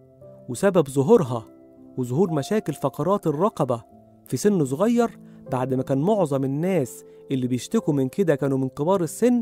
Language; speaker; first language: Arabic; native; Arabic